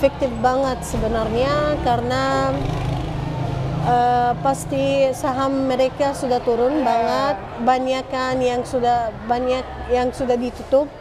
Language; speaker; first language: Indonesian; non-native, fluent; Arabic